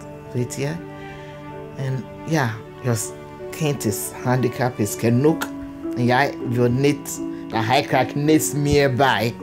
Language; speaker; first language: Dutch; non-native, learner; English